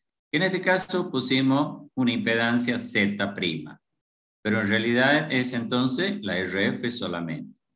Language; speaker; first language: Spanish; native; Spanish